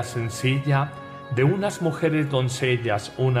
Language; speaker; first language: Spanish; native; Spanish